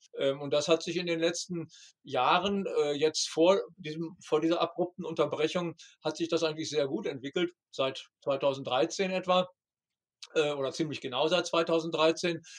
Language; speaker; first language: German; native; German